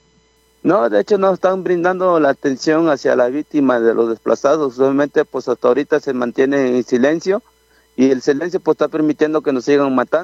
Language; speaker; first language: Spanish; non-native, local second language; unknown